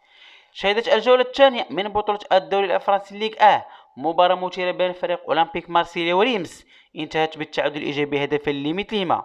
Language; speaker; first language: Arabic; native; Arabic